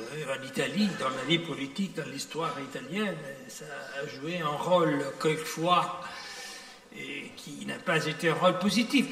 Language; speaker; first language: French; non-native, fluent; Italian